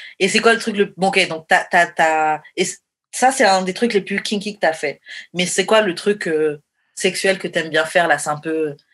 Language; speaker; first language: French; native; French